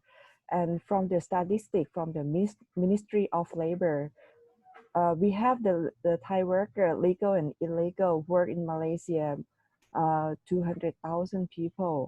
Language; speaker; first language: English; non-native, learner; Thai